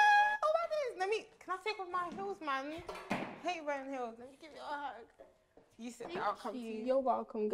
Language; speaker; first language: English; early bilingual, other home language; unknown